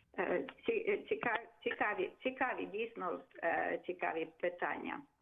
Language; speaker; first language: Ukrainian; non-native, local second language; Hungarian